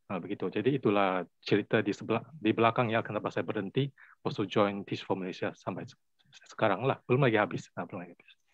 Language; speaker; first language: Malay; non-native, local second language; Chinese